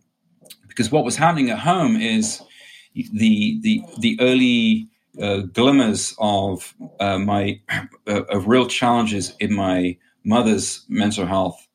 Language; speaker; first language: English; native; English